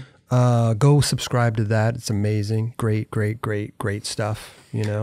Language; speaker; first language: English; native; English